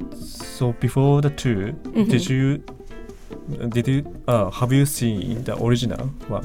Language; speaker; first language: English; non-native, learner; Japanese